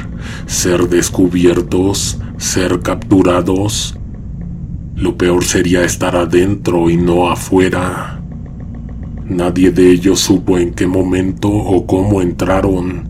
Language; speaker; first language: Spanish; native; Spanish